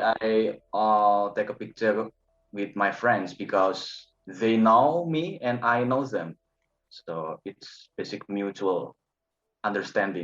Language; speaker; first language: English; non-native, learner; Indonesian